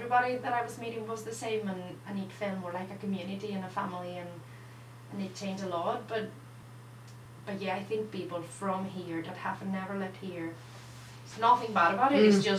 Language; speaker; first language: English; non-native, fluent; Spanish